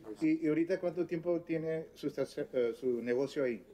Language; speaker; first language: Spanish; early bilingual, other home language; English